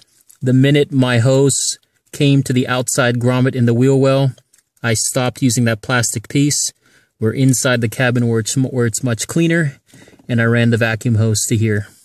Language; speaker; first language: English; native; English